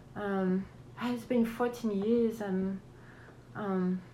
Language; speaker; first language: English; non-native, fluent; French